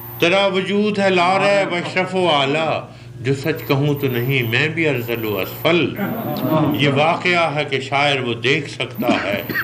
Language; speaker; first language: Urdu; native; Urdu